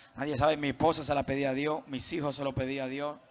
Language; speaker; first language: Spanish; native; Spanish